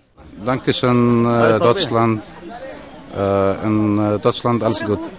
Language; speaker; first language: German; non-native, learner; Arabic